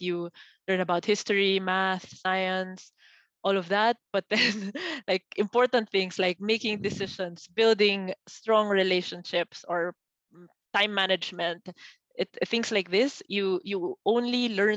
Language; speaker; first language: English; non-native, local second language; Filipino